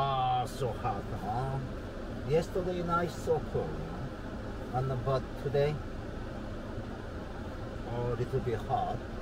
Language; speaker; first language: English; non-native, learner; Korean